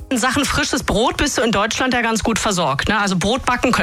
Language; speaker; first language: German; native; German